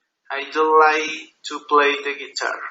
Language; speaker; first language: English; non-native, learner; Spanish